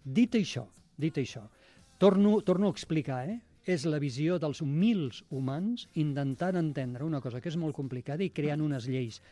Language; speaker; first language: Catalan; native; Catalan